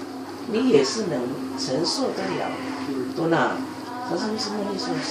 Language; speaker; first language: Chinese; non-native, local second language; Amis